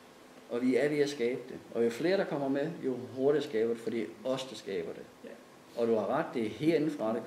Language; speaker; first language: Danish; native; Danish